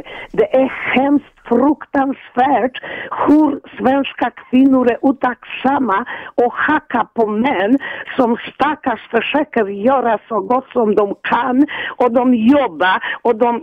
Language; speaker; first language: Swedish; non-native, fluent; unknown